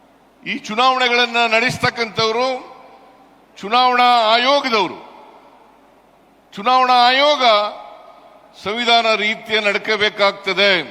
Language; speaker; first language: Kannada; native; Kannada